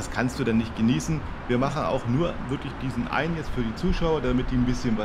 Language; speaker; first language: German; native; German